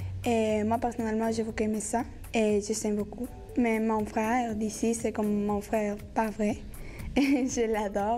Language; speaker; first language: French; non-native, learner; Spanish